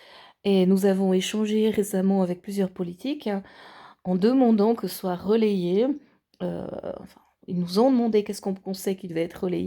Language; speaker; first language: French; native; French